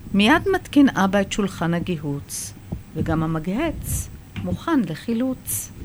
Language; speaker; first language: Hebrew; early bilingual, other home language; Persian